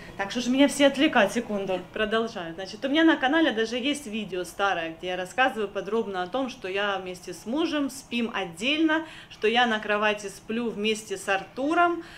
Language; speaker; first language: Russian; native; Russian